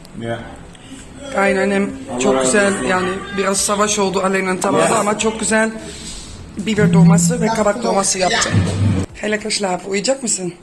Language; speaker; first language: Turkish; non-native, fluent; Dutch